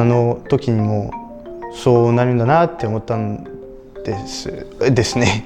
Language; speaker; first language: Japanese; non-native, fluent; French